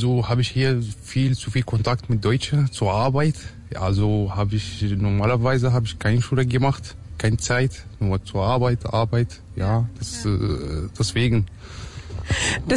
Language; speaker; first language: German; non-native, learner; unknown